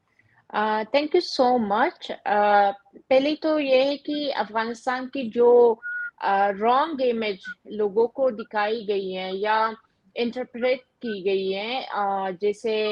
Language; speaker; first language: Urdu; non-native, fluent; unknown